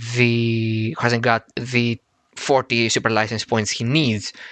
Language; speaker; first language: English; non-native, fluent; Greek